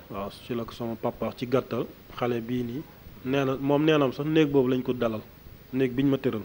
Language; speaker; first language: Wolof; non-native, local second language; Fula